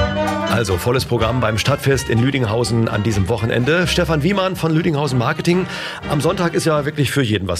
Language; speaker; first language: German; native; German